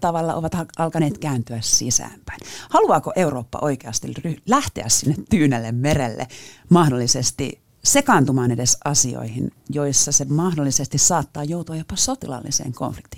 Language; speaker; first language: Finnish; native; Finnish